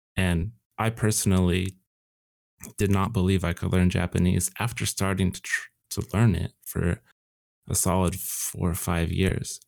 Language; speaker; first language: English; native; English